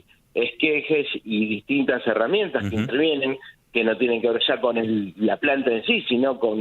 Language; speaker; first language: Spanish; native; Spanish